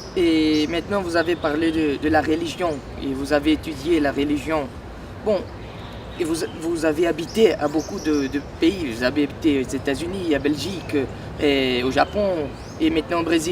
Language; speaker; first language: French; non-native, learner; Portuguese